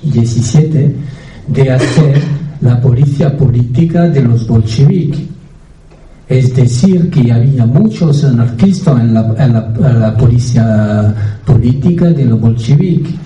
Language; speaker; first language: Spanish; non-native, fluent; French